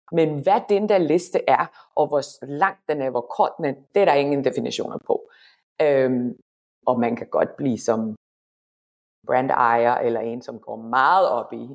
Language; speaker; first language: Danish; non-native, fluent; Finnish